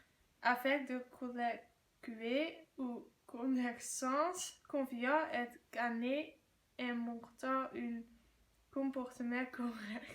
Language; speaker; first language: French; non-native, learner; Dutch